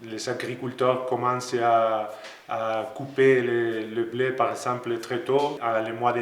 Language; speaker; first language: French; non-native, learner; Spanish